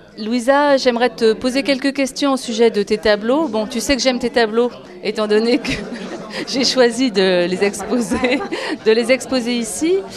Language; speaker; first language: French; native; French